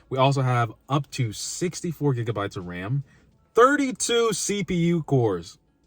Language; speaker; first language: English; native; English